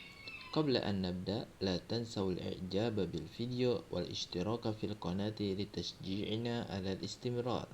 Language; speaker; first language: Arabic; non-native, fluent; Indonesian